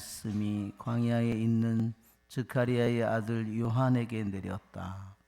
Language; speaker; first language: Korean; native; Korean